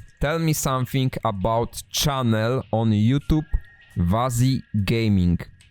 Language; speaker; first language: English; non-native, learner; Polish